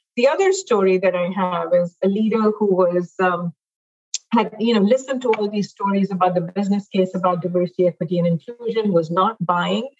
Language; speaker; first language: English; non-native, local second language; Hindi